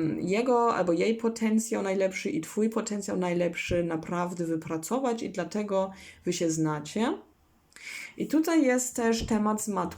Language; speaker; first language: Polish; non-native, learner; German